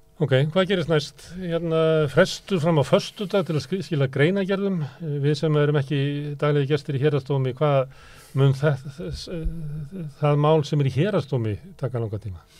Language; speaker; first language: Icelandic; native; Icelandic